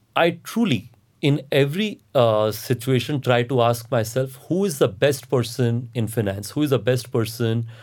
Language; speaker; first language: English; non-native, local second language; Hindi